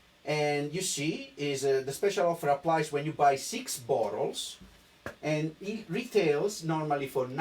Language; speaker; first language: English; non-native, fluent; Italian